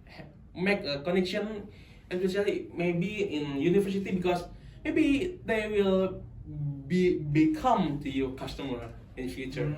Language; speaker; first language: English; non-native, local second language; Indonesian